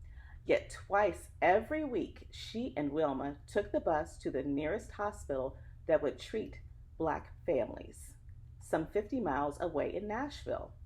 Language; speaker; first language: English; native; English